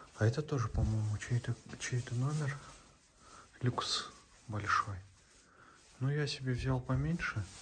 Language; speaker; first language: Russian; native; Russian